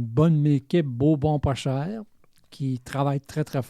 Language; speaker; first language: French; native; French